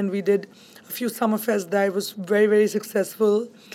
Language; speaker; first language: English; non-native, local second language; Bangla